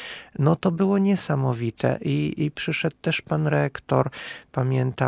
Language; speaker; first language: Polish; non-native, fluent; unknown